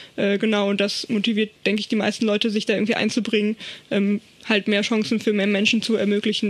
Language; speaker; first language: German; native; German